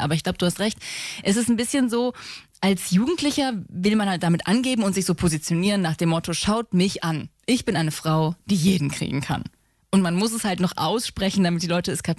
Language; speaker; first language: German; native; German